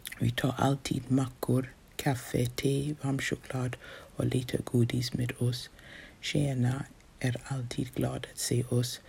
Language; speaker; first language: Swedish; non-native, fluent; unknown